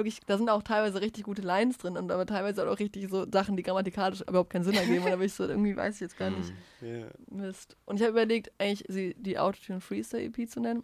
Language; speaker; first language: German; native; German